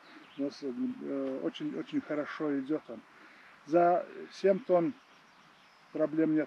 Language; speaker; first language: Russian; non-native, fluent; Latvian